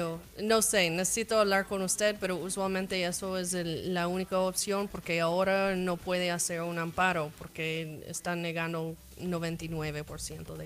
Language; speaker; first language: Spanish; non-native, fluent; English